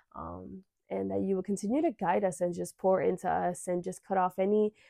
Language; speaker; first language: English; early bilingual, other home language; Spanish